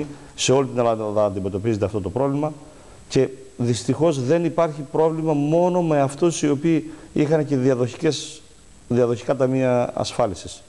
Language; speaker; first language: Greek; native; Greek